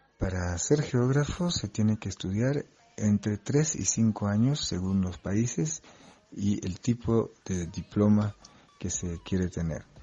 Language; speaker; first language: Spanish; non-native, fluent; French